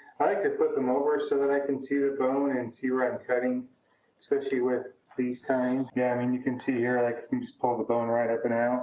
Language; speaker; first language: English; native; English